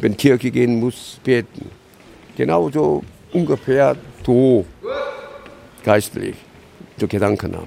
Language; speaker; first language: German; non-native, learner; Korean